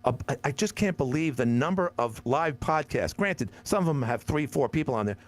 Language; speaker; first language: English; native; English